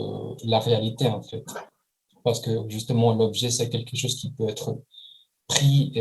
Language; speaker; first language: French; non-native, fluent; Spanish